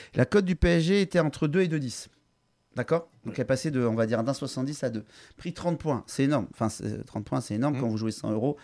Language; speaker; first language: French; native; French